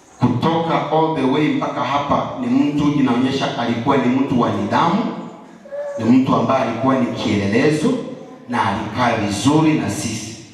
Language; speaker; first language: Swahili; non-native, local second language; Gusii